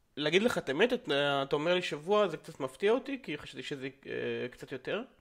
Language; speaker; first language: Hebrew; native; Hebrew